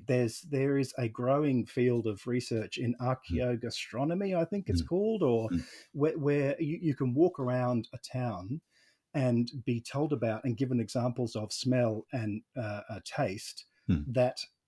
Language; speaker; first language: English; native; English